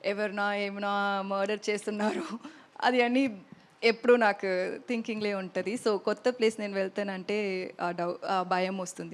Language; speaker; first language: Telugu; non-native, learner; Tamil